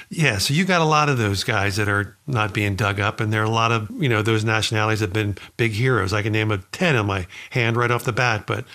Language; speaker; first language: English; native; English